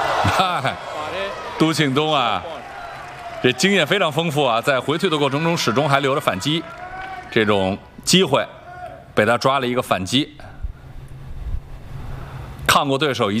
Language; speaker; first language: Chinese; native; Chinese